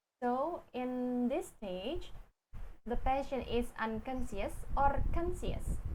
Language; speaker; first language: English; non-native, fluent; Indonesian